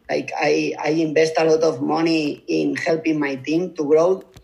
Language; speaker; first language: English; non-native, fluent; Spanish